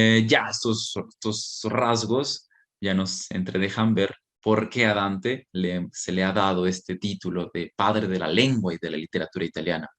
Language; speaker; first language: Spanish; native; Spanish